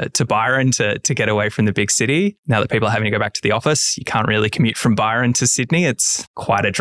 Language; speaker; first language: English; native; English